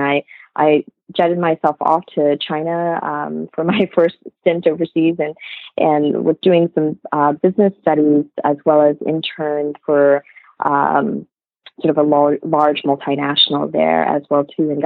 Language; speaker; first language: English; native; English